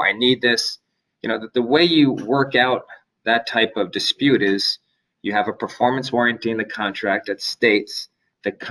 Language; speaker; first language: English; native; English